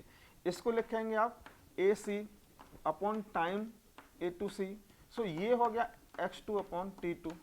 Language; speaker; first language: Hindi; native; Hindi